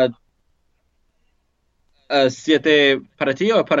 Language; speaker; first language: Spanish; non-native, learner; English